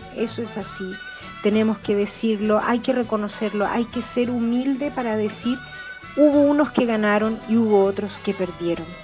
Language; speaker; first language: Spanish; native; Spanish